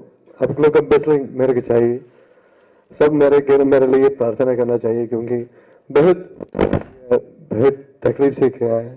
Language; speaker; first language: Hindi; non-native, local second language; Telugu